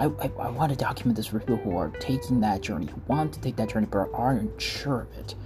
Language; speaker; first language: English; non-native, fluent; Spanish